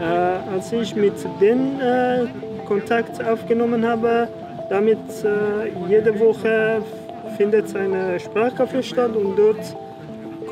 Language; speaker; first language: German; non-native, fluent; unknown